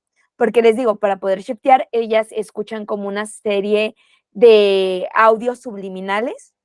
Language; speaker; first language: Spanish; native; Spanish